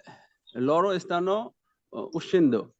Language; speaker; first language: Italian; non-native, learner; Bangla